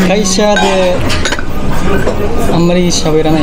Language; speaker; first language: Japanese; non-native, learner; Indonesian